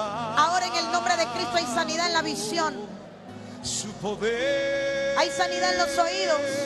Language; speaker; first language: Spanish; native; Spanish